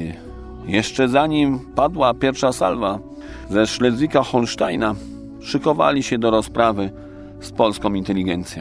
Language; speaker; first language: Polish; native; Polish